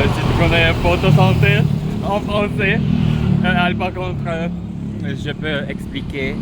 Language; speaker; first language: French; non-native, learner; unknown